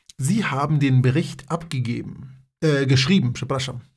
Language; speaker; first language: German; non-native, fluent; Polish